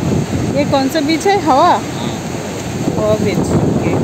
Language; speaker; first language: Hindi; non-native, local second language; Bangla